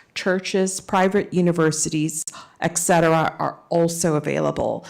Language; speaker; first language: English; native; English